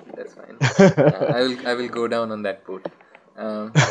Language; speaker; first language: English; non-native, local second language; Hindi